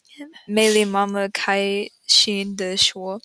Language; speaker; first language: Chinese; non-native, learner; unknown